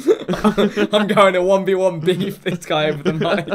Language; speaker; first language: English; native; English